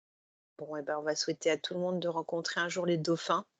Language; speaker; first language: French; native; French